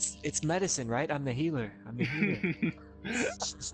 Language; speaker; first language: English; native; English